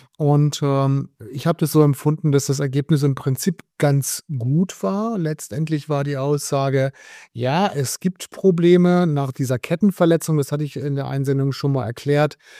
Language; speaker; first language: German; native; German